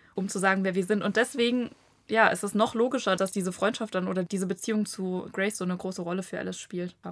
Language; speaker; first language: German; native; German